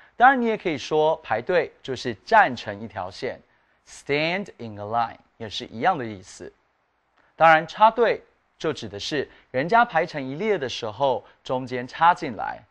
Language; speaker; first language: Chinese; native; Chinese